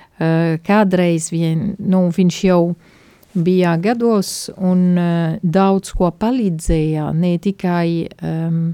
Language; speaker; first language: Latvian; non-native, fluent; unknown